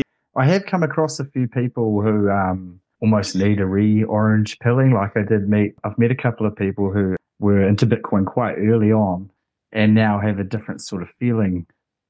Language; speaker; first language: English; native; English